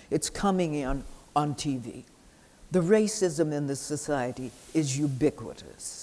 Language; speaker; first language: English; native; English